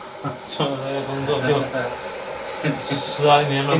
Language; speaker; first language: Chinese; native; Chinese